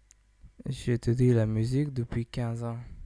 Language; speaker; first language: French; non-native, learner; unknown